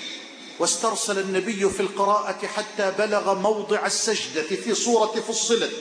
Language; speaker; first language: Arabic; native; Arabic